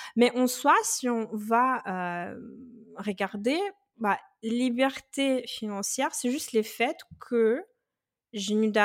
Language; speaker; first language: French; non-native, fluent; Russian